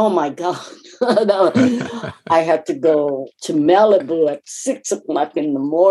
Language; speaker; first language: English; non-native, fluent; Japanese